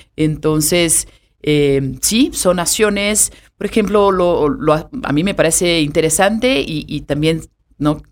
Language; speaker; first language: Spanish; non-native, fluent; Portuguese